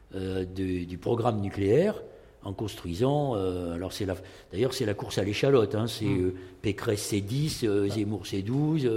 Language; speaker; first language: French; native; French